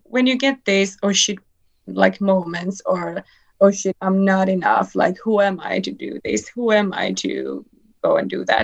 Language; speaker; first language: English; non-native, fluent; Finnish